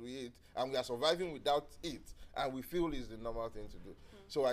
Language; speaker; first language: English; non-native, local second language; Yoruba